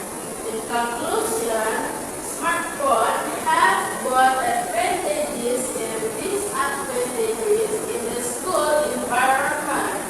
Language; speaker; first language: English; non-native, fluent; Indonesian